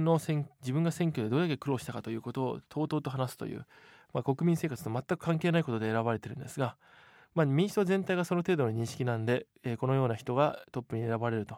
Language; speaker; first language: Japanese; native; Japanese